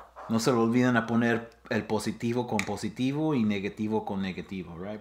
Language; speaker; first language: Spanish; early bilingual, heritage; Spanish